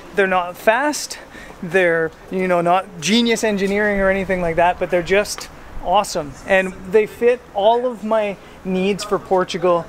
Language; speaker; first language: English; native; English